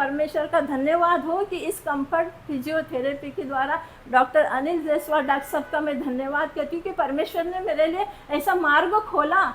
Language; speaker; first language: Hindi; non-native, local second language; Marathi